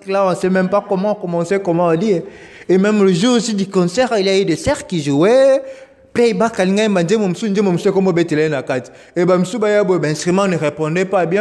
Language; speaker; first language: French; non-native, local second language; Lingala